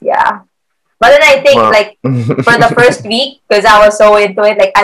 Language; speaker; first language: English; non-native, local second language; Filipino